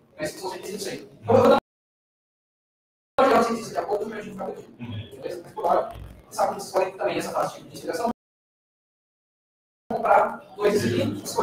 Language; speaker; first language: Portuguese; native; Portuguese